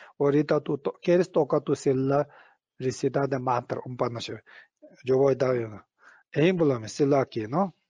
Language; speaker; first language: Spanish; non-native, learner; Tibetan